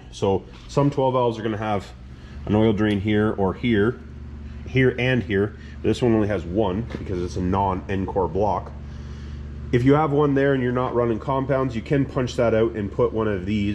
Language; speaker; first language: English; native; English